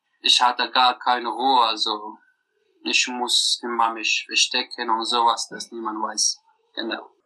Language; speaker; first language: German; non-native, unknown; Persian